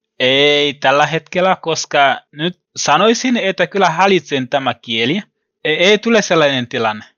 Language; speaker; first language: Finnish; non-native, learner; Swahili